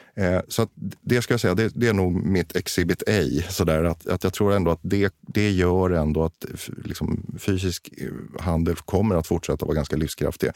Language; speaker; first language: Swedish; native; Swedish